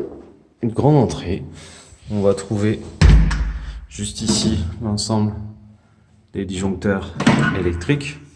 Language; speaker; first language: French; native; French